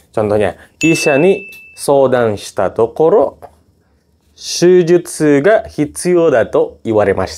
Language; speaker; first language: Japanese; non-native, fluent; Indonesian